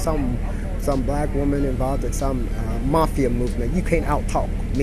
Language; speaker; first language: English; native; English